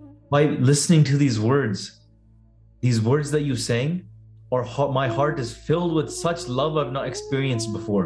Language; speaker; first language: English; early bilingual, other home language; Punjabi